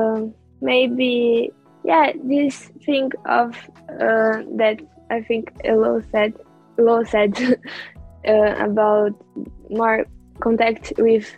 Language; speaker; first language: English; non-native, learner; Portuguese